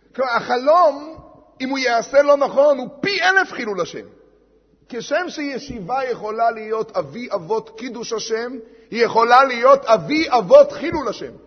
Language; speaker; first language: Hebrew; native; Hebrew